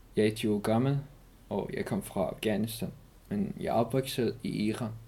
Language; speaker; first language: Danish; non-native, learner; Persian